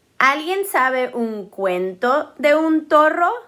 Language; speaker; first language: Spanish; early bilingual, heritage; Spanish